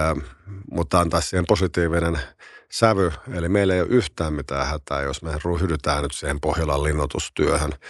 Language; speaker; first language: Finnish; native; Finnish